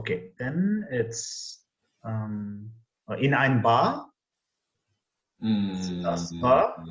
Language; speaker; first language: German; non-native, learner; English